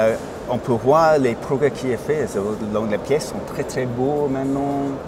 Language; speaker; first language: French; non-native, fluent; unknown